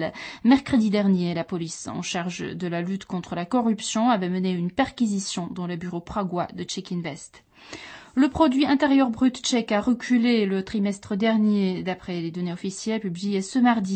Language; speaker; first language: French; non-native, fluent; Czech